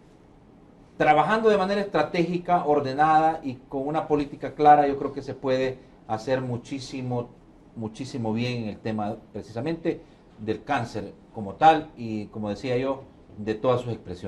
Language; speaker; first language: Spanish; native; Spanish